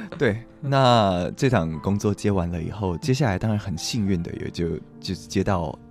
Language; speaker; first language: Chinese; non-native, local second language; Min Nan Chinese